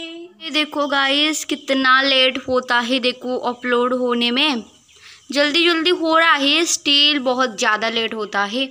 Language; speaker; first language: Hindi; non-native, local second language; Odia